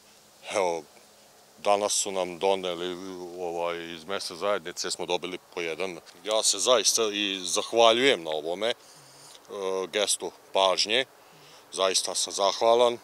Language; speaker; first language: Serbian; native; Serbian